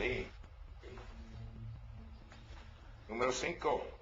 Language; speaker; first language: Spanish; non-native, learner; English